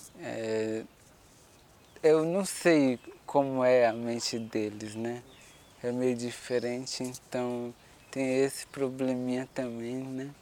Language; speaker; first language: Portuguese; non-native, local second language; Guarani